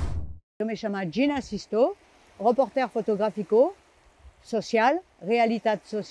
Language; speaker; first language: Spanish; non-native, learner; French